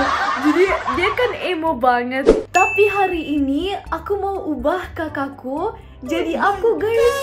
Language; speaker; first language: Indonesian; non-native, fluent; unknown